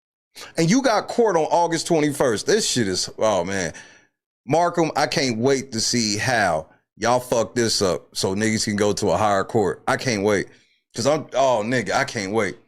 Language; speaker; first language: English; native; English